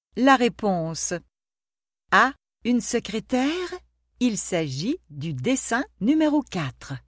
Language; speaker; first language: French; non-native, local second language; Arabic